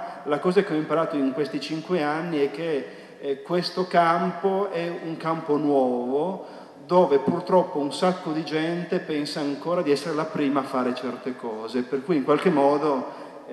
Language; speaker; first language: Italian; native; Italian